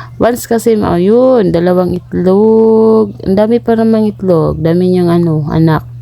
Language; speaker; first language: Filipino; non-native, local second language; Cebuano